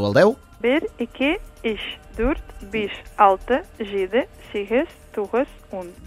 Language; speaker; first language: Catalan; non-native, fluent; Tatar